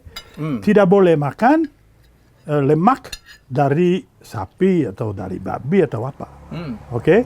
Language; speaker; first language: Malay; non-native, fluent; French